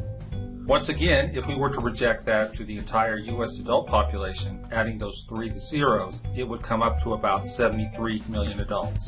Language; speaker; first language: English; native; English